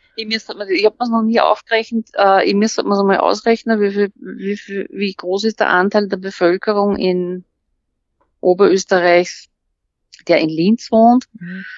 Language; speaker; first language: German; native; German